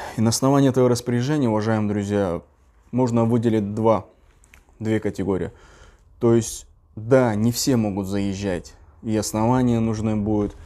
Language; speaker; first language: Russian; non-native, local second language; Uzbek